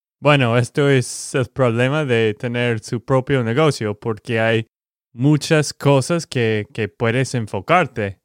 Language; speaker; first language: Spanish; non-native, fluent; English